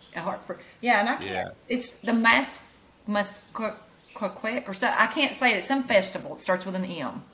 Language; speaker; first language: English; native; English